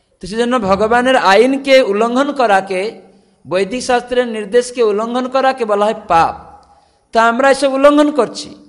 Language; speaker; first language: Bangla; non-native, fluent; Odia